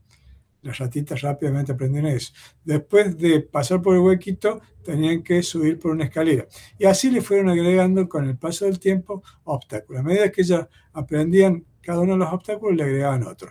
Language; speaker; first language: Spanish; native; Spanish